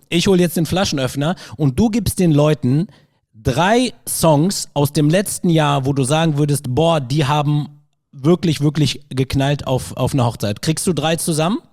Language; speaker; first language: German; early bilingual, other home language; Arabic